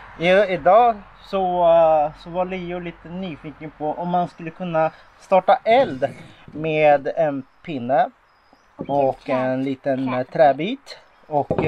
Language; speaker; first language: Swedish; non-native, fluent; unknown